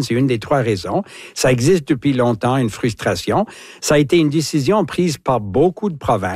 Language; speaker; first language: French; native; French